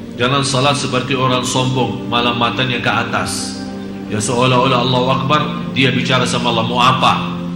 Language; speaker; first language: Indonesian; non-native, fluent; Arabic